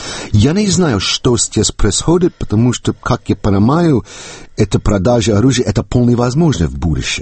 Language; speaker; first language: Russian; non-native, fluent; English